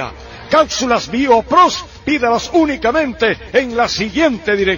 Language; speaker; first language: Spanish; native; Spanish